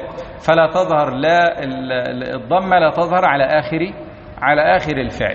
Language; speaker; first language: Arabic; native; Arabic